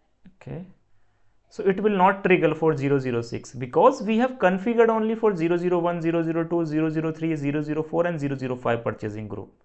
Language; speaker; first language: English; non-native, local second language; Hindi